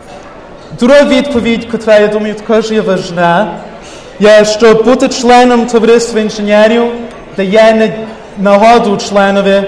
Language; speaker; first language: Ukrainian; early bilingual, heritage; Ukrainian